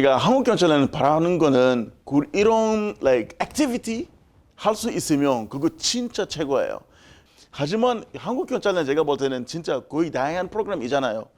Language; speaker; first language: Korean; non-native, learner; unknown